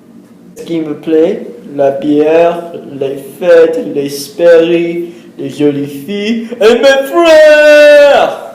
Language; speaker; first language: French; non-native, learner; English